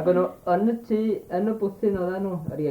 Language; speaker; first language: Welsh; native; Welsh